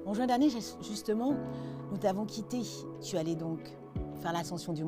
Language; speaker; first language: French; native; French